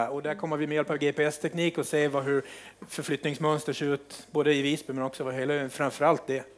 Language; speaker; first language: Swedish; native; Swedish